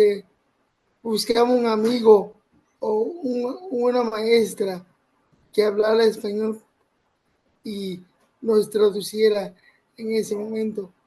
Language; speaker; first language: Spanish; early bilingual, other home language; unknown